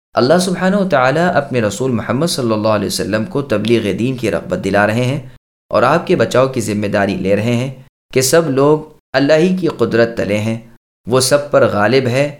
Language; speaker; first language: Urdu; native; Urdu